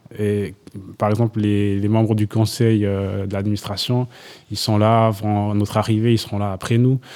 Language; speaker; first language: French; non-native, local second language; Kinyarwanda